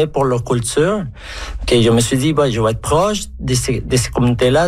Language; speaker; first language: French; non-native, fluent; Spanish